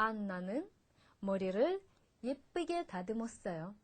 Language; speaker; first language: Korean; non-native, fluent; Russian